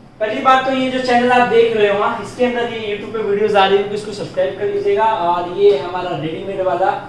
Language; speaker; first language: Hindi; native; Hindi